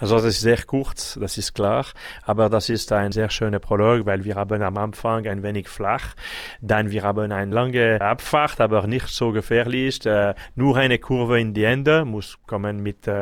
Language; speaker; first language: German; non-native, learner; French